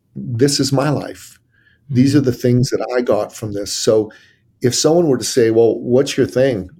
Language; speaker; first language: English; early bilingual, other home language; Persian